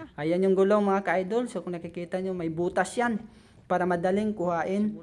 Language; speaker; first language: Filipino; non-native, local second language; Cebuano